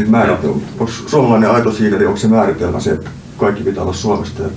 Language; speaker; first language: Finnish; native; Finnish